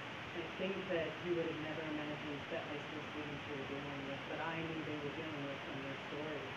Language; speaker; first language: English; native; English